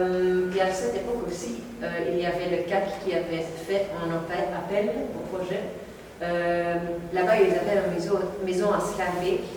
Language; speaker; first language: French; non-native, local second language; Dutch